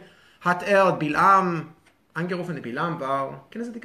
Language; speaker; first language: German; non-native, fluent; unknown